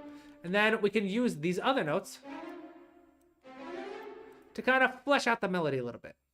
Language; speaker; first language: English; native; English